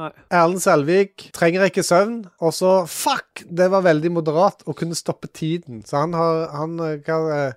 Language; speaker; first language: Norwegian; native; Norwegian